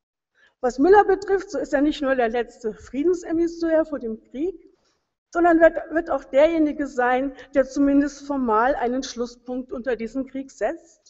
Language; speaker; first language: German; native; German